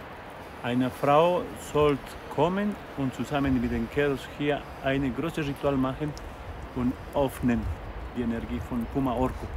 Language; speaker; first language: German; non-native, learner; Spanish